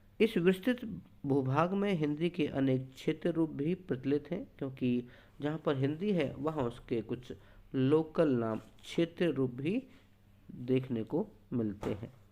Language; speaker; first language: Hindi; native; Hindi